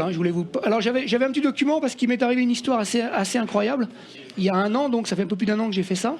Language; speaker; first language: French; native; French